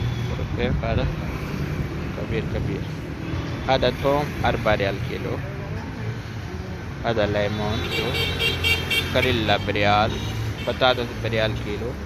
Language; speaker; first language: Arabic; non-native, learner; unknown